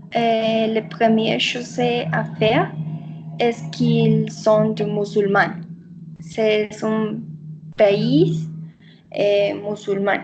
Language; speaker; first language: French; non-native, learner; Spanish